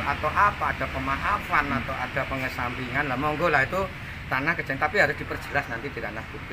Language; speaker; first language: Indonesian; non-native, local second language; Javanese